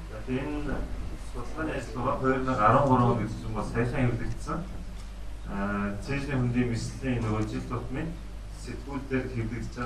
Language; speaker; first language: Mongolian; native; Mongolian